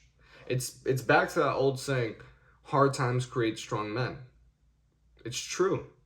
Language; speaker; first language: English; native; English